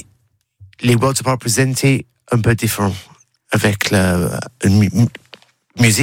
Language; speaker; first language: French; non-native, learner; English